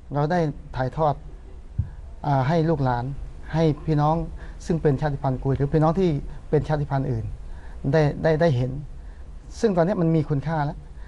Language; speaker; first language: Thai; non-native, local second language; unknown